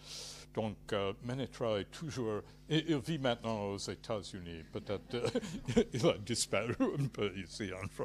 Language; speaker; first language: French; non-native, fluent; English